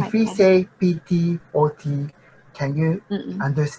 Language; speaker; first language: English; non-native, learner; Japanese